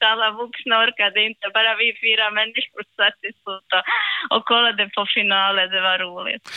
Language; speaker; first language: Swedish; non-native, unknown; Bosnian